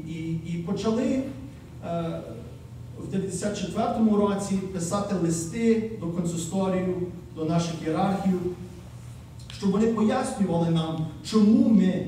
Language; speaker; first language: Ukrainian; early bilingual, heritage; Ukrainian